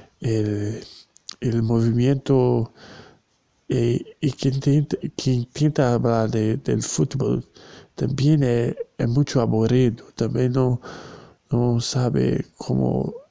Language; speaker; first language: Spanish; non-native, learner; Portuguese